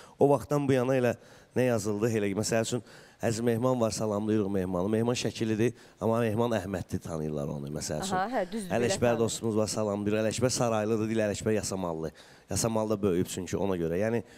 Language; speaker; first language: Azerbaijani; native; Azerbaijani